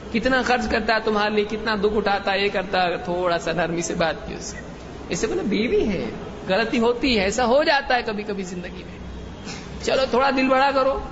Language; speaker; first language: Urdu; native; Urdu